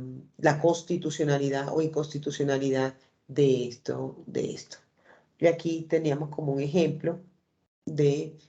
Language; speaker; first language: Spanish; native; Spanish